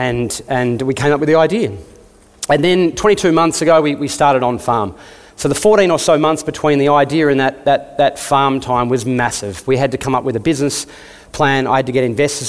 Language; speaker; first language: English; native; English